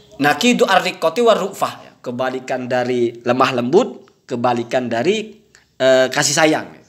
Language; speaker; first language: Indonesian; non-native, local second language; Madurese